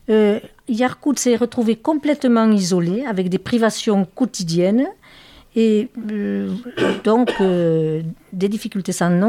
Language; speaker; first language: French; native; French